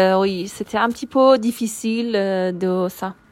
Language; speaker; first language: French; non-native, learner; Persian